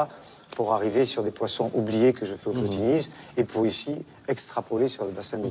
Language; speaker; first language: French; native; French